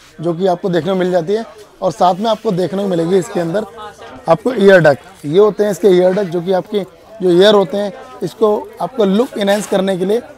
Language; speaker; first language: Hindi; native; Hindi